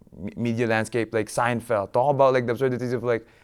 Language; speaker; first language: English; non-native, local second language; Filipino